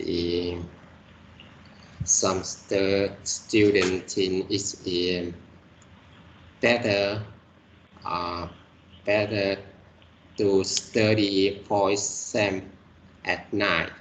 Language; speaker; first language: English; non-native, learner; Vietnamese